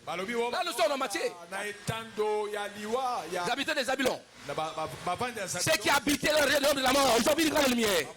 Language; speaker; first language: French; non-native, local second language; Lingala